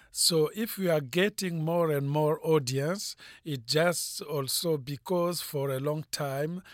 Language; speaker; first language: English; non-native, fluent; French